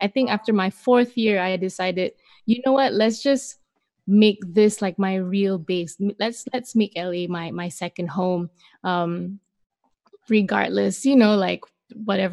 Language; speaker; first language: English; non-native, local second language; Malay